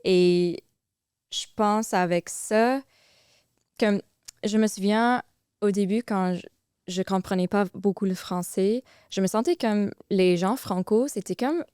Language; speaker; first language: French; non-native, fluent; English